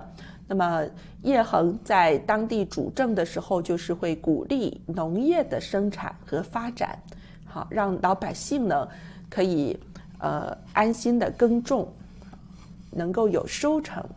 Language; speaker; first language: Chinese; native; Chinese